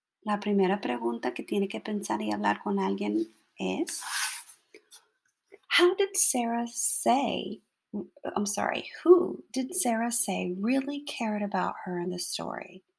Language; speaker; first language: Spanish; non-native, fluent; English